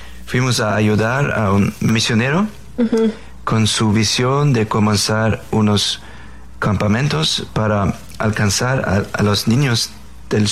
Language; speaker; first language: Spanish; non-native, learner; Faroese